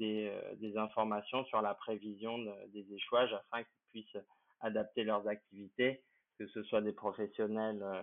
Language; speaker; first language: French; native; French